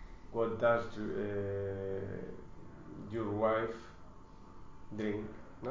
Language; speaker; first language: English; non-native, learner; Spanish